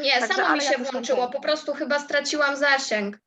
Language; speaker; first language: Polish; native; Polish